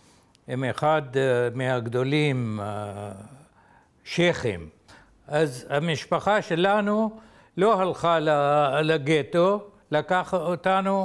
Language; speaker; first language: Hebrew; non-native, fluent; Arabic